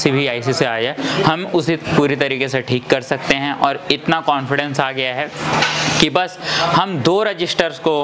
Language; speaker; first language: Hindi; native; Hindi